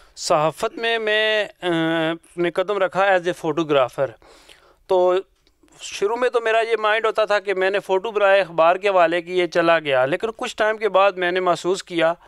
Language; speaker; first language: Urdu; non-native, local second language; Punjabi